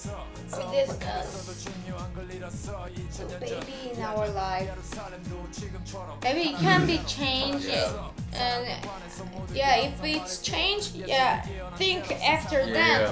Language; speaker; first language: English; non-native, learner; Korean